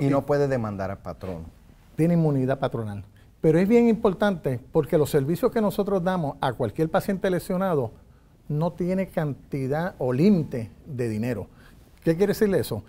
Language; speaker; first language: Spanish; native; Spanish